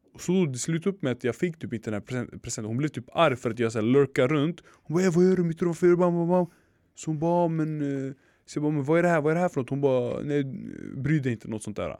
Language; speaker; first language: Swedish; early bilingual, other home language; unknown